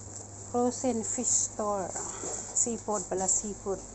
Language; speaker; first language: English; non-native, local second language; Filipino